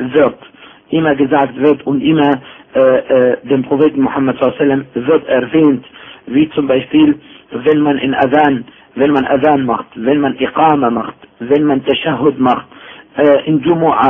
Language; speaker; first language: German; non-native, fluent; Arabic